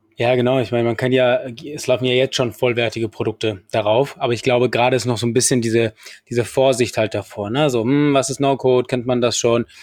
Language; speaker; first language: German; non-native, fluent; Spanish